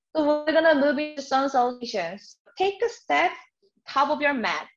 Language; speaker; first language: English; non-native, fluent; Korean